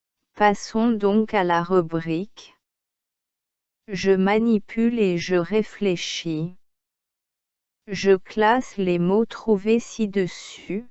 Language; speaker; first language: French; non-native, local second language; Arabic